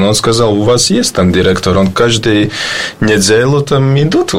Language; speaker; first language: Russian; non-native, learner; Latvian